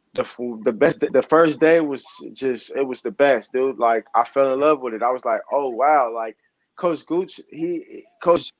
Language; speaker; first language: English; native; English